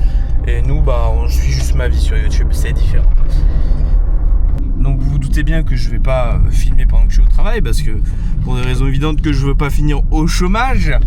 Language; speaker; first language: French; native; French